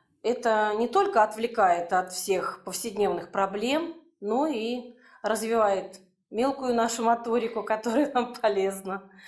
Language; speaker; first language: Russian; native; Russian